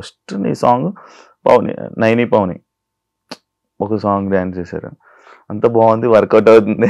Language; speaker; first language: Telugu; native; Telugu